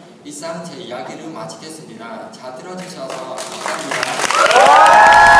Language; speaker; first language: Korean; non-native, learner; Khmer